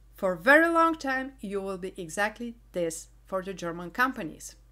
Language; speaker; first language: English; non-native, fluent; Bulgarian